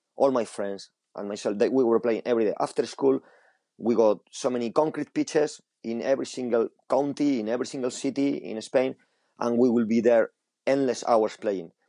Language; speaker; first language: English; non-native, fluent; Spanish